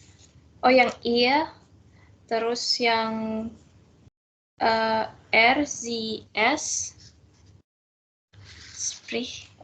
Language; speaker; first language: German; non-native, learner; Indonesian